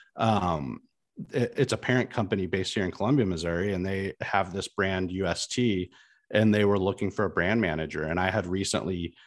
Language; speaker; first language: English; native; English